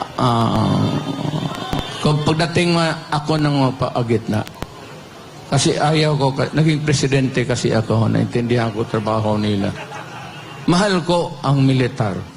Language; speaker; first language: Filipino; non-native, local second language; Cebuano